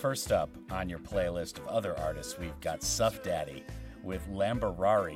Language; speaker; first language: English; native; English